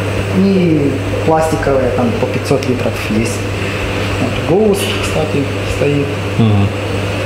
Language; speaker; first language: Russian; native; Russian